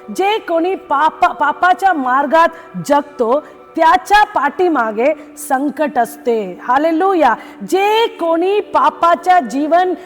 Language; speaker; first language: Marathi; non-native, local second language; Tamil